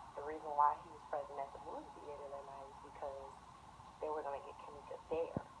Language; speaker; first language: English; native; English